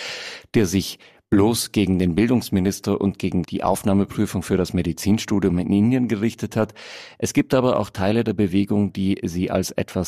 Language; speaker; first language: German; native; German